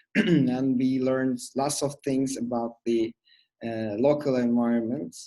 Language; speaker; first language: English; non-native, fluent; Turkish